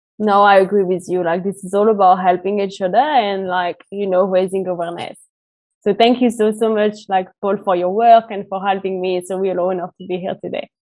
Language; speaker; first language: English; non-native, fluent; French